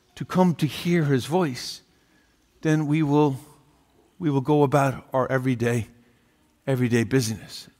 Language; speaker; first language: English; native; English